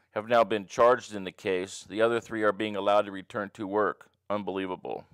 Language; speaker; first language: English; native; English